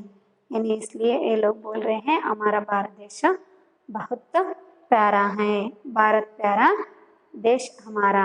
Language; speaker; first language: Hindi; non-native, local second language; Kannada